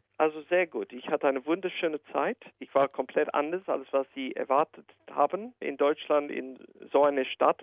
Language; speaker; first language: German; non-native, fluent; English